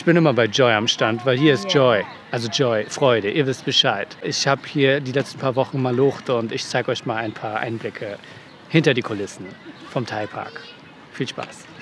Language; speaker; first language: German; native; German